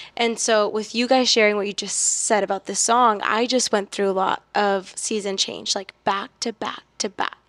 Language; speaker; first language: English; early bilingual, other home language; Spanish